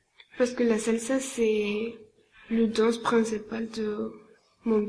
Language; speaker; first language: French; non-native, learner; Spanish